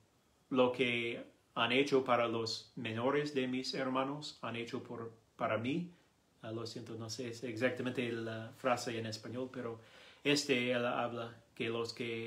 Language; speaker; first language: Spanish; non-native, learner; English